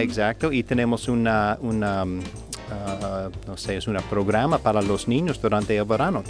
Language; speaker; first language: Spanish; non-native, learner; English